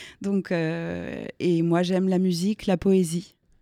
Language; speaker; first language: French; native; French